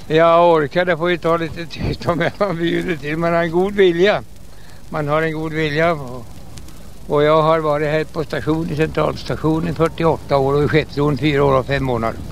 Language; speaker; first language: Swedish; native; Swedish